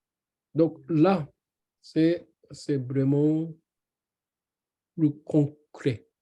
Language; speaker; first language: French; non-native, learner; Japanese